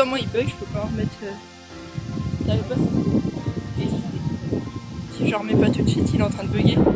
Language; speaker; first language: French; native; French